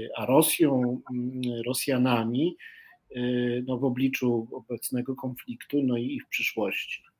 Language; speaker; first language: Polish; native; Polish